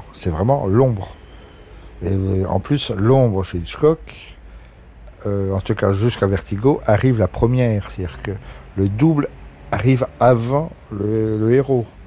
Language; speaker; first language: French; native; French